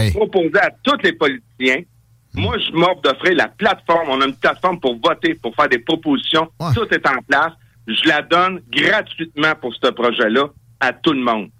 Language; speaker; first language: French; native; French